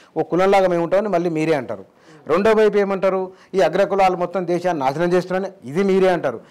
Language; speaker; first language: Telugu; native; Telugu